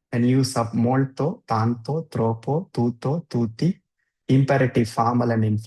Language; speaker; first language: Italian; non-native, fluent; Tamil